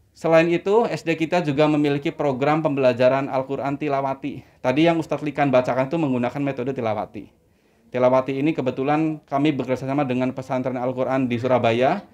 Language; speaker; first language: Indonesian; native; Indonesian